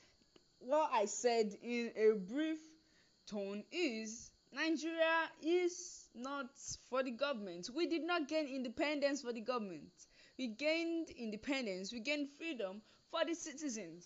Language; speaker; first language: English; non-native, local second language; Yoruba